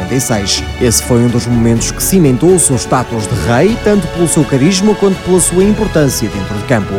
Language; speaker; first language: Portuguese; native; Portuguese